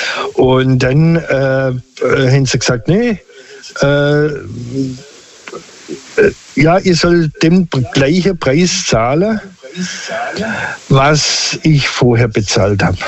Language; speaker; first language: German; non-native, local second language; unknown